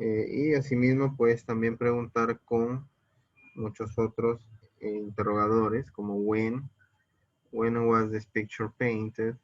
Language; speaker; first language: Spanish; non-native, fluent; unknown